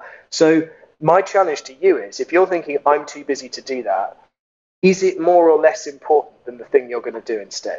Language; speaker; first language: English; native; English